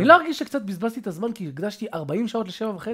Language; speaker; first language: Hebrew; native; Hebrew